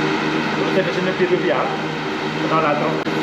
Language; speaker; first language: Italian; native; Italian